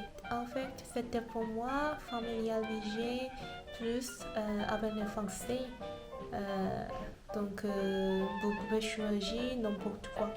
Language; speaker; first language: French; non-native, learner; Korean